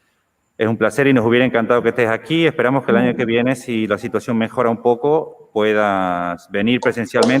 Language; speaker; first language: Spanish; native; Spanish